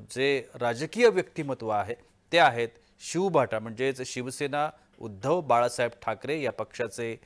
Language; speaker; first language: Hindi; non-native, local second language; Marathi